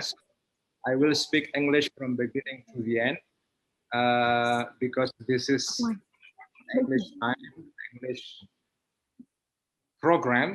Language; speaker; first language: English; non-native, fluent; Indonesian